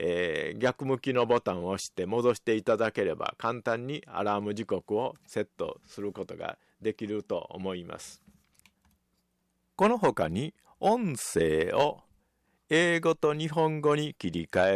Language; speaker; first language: Japanese; native; Japanese